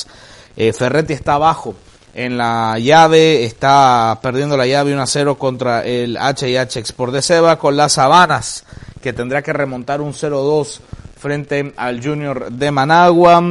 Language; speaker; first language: Spanish; native; Spanish